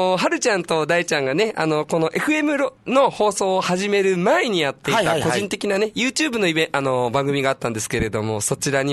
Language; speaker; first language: Japanese; native; Japanese